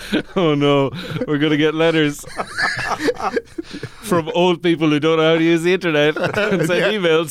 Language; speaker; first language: English; native; English